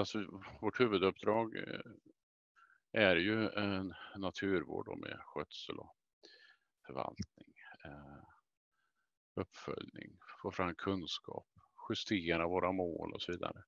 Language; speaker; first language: Swedish; native; Swedish